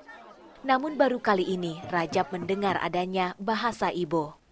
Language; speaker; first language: Indonesian; native; Indonesian